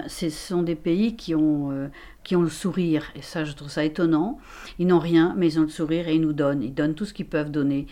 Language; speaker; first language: French; native; French